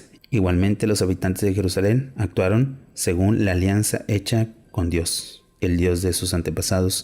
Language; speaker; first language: Spanish; native; Spanish